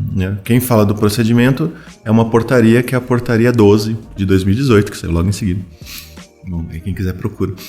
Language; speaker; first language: Portuguese; native; Portuguese